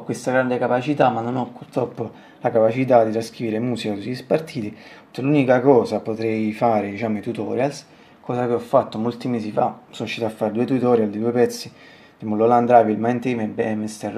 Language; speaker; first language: Italian; native; Italian